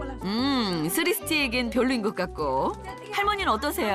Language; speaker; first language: Korean; native; Korean